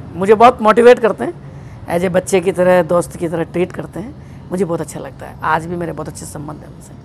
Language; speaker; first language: Hindi; native; Hindi